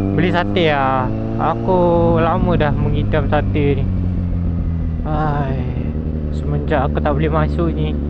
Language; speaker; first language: Malay; native; Malay